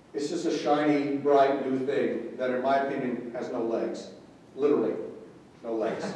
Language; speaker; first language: English; native; English